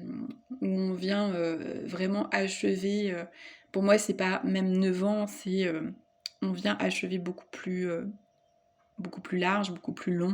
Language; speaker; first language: French; native; French